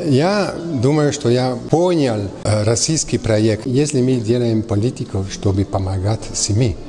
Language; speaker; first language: Russian; non-native, fluent; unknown